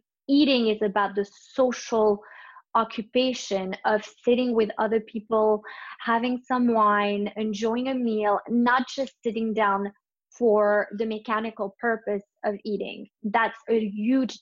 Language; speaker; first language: English; native; English